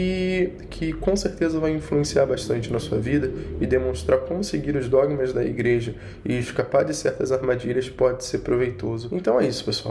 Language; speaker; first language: Portuguese; native; Portuguese